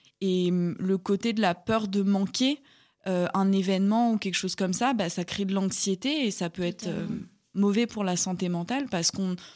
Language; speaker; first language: French; native; French